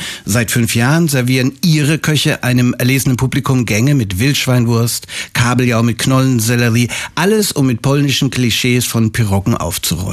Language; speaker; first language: German; native; German